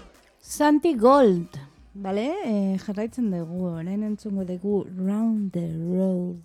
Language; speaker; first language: Basque; non-native, learner; Spanish